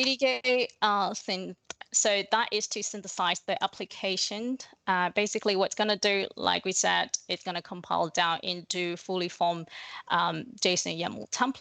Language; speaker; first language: English; non-native, fluent; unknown